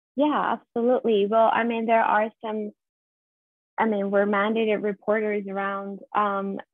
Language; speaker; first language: English; non-native, fluent; Persian